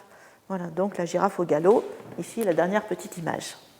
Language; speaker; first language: French; native; French